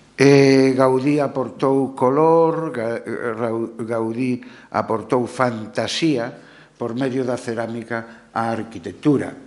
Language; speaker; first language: Galician; non-native, local second language; Spanish